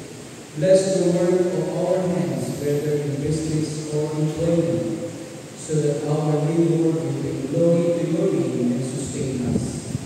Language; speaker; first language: English; non-native, local second language; Filipino